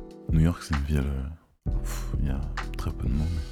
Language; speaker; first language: French; native; French